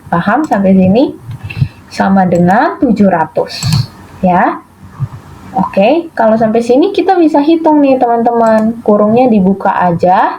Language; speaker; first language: Indonesian; native; Indonesian